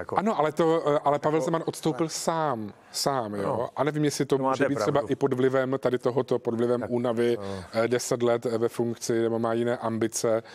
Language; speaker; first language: Czech; native; Czech